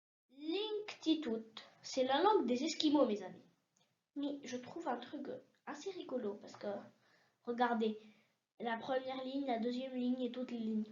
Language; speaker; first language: French; early bilingual, heritage; French